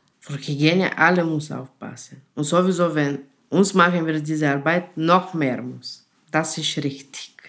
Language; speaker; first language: German; non-native, learner; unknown